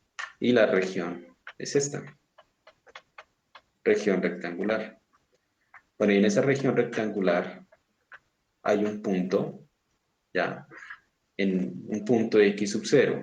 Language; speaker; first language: Spanish; native; Spanish